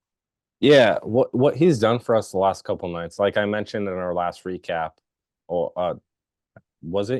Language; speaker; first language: English; native; English